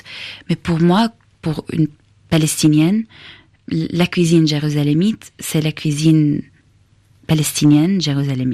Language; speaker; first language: French; non-native, fluent; Arabic